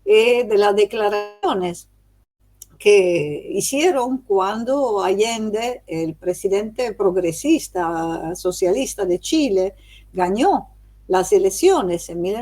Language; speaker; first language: Spanish; non-native, fluent; Italian